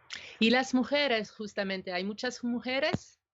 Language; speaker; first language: Spanish; non-native, fluent; French